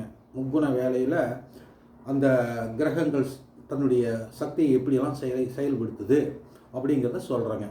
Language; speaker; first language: Tamil; native; Tamil